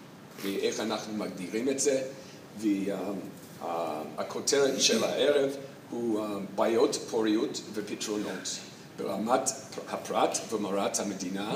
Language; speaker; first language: Hebrew; non-native, fluent; English